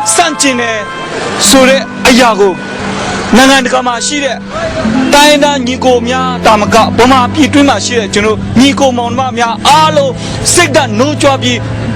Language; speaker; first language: Burmese; non-native, local second language; Kachin